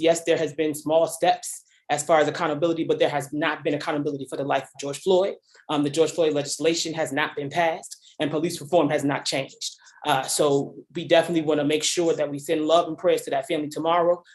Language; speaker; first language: English; native; English